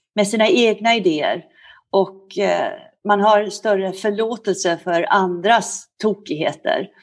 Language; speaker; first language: Swedish; early bilingual, heritage; Swedish